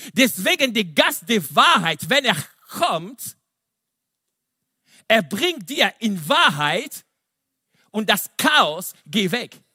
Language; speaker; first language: German; non-native, fluent; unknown